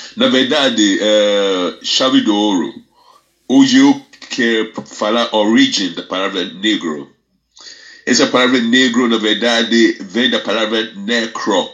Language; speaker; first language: Portuguese; non-native, fluent; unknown